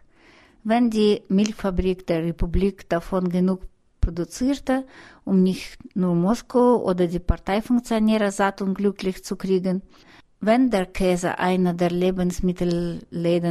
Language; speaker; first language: German; non-native, fluent; Russian